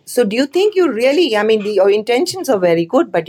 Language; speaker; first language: English; non-native, local second language; Kannada